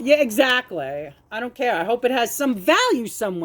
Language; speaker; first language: English; native; English